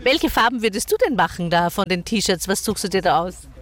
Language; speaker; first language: German; native; German